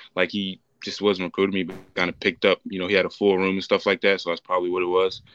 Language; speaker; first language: English; native; English